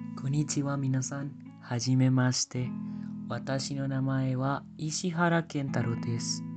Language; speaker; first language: Japanese; non-native, learner; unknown